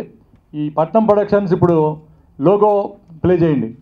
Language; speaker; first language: Telugu; native; Telugu